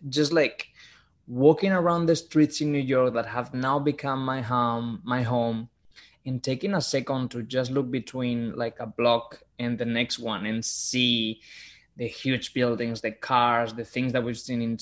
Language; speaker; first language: English; non-native, fluent; Spanish